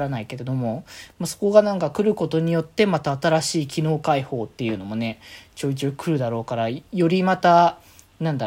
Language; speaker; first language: Japanese; native; Japanese